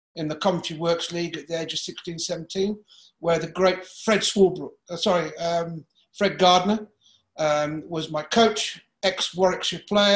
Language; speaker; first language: English; native; English